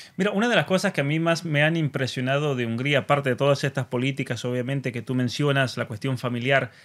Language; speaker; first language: Spanish; native; Spanish